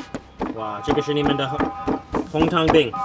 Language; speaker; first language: Chinese; non-native, fluent; English